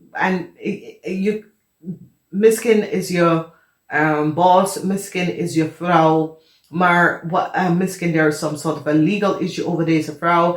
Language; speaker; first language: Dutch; non-native, fluent; English